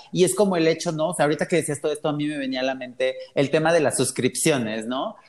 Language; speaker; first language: Spanish; native; Spanish